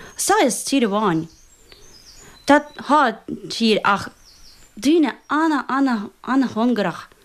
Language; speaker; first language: Irish; non-native, fluent; Russian